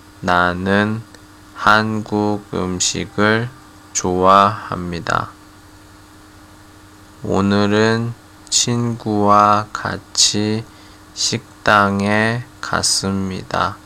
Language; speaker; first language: Korean; non-native, learner; Chinese